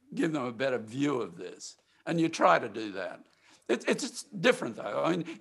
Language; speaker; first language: English; native; English